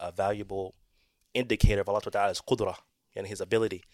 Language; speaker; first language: English; native; English